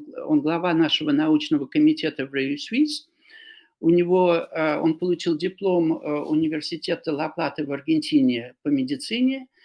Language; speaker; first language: Russian; non-native, fluent; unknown